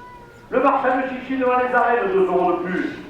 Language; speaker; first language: French; native; French